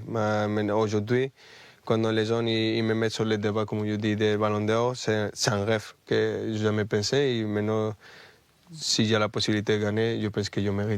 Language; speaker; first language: French; non-native, fluent; Spanish